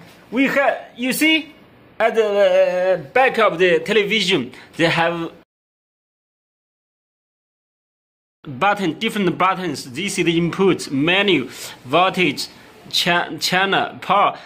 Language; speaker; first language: English; non-native, learner; Chinese